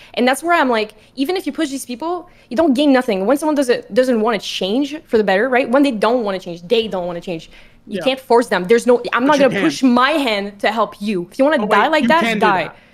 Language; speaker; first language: English; non-native, fluent; French